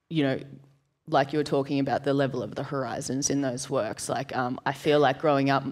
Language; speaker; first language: English; native; English